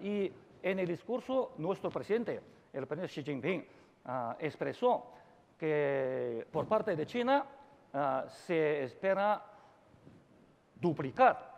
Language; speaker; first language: Spanish; non-native, fluent; Chinese